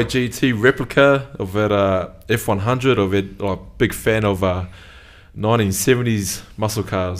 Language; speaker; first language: English; native; English